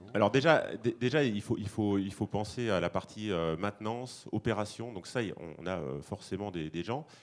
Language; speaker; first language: French; native; French